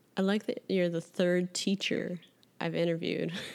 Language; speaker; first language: English; native; English